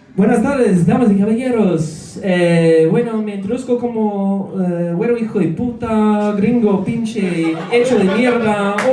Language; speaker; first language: Spanish; non-native, fluent; English